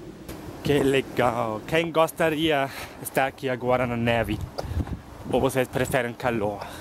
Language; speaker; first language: Portuguese; non-native, fluent; German